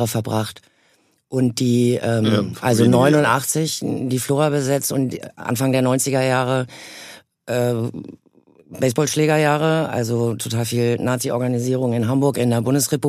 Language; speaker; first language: German; native; German